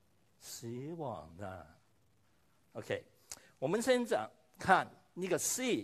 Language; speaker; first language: Chinese; non-native, local second language; Cantonese